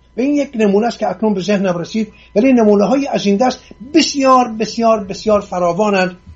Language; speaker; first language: Persian; non-native, local second language; Assyrian Neo-Aramaic